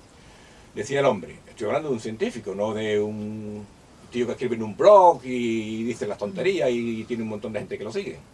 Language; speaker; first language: Spanish; native; Spanish